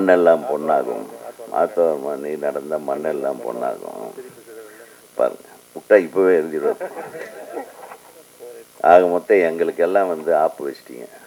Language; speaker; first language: Tamil; native; Tamil